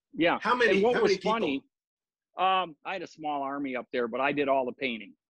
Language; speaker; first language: English; native; English